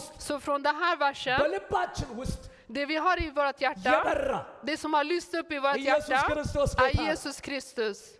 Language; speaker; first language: Swedish; non-native, fluent; Amharic